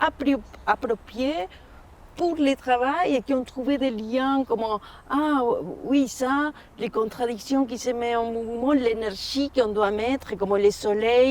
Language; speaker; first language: French; non-native, fluent; Spanish